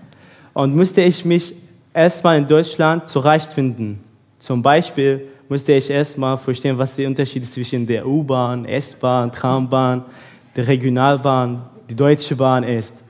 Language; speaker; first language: German; non-native, learner; Arabic